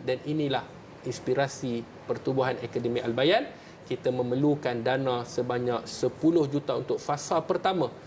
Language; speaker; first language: Malay; native; Malay